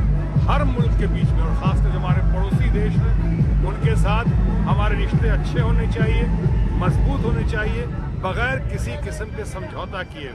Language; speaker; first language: Hindi; native; Hindi